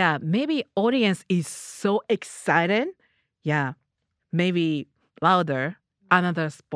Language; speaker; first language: English; non-native, learner; Japanese